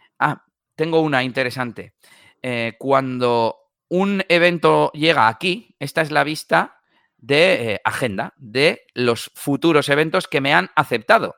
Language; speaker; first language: Spanish; native; Spanish